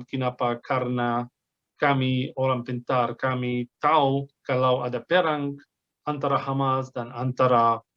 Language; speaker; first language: Indonesian; non-native, fluent; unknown